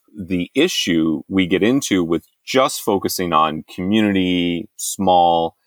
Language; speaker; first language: English; native; English